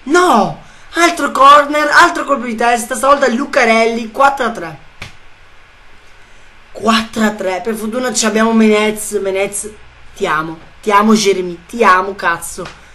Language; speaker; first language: Italian; native; Italian